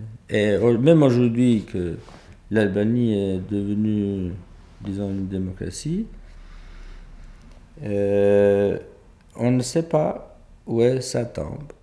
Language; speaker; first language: French; non-native, fluent; Albanian